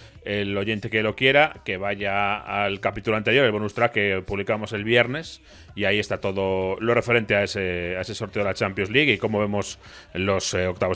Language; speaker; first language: Spanish; native; Spanish